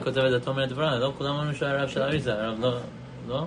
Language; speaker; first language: Hebrew; non-native, fluent; English